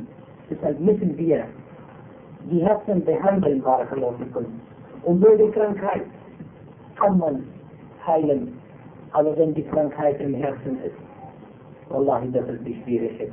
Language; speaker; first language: German; non-native, fluent; Arabic